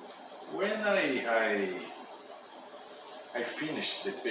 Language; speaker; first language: English; non-native, learner; Portuguese